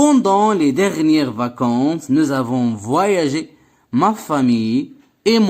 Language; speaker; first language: French; non-native, local second language; Arabic